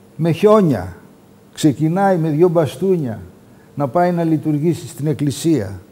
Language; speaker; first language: Greek; native; Greek